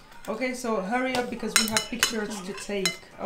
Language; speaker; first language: English; non-native, learner; French